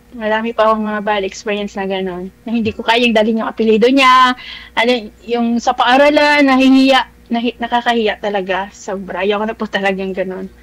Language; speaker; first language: Filipino; non-native, local second language; Cebuano